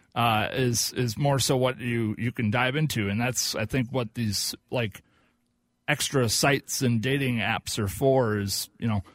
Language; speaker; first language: English; native; English